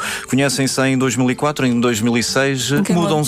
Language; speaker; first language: Portuguese; native; Portuguese